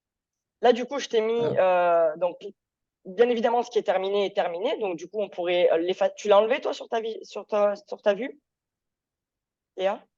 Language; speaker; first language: French; native; French